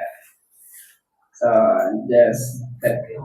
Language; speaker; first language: English; non-native, learner; Indonesian